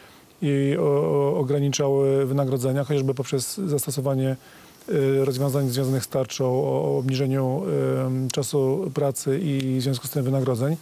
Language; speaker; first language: Polish; native; Polish